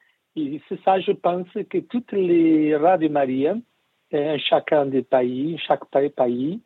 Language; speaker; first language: French; non-native, learner; Portuguese